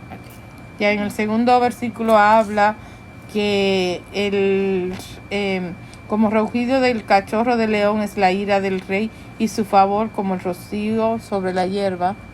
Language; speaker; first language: Spanish; early bilingual, heritage; Spanish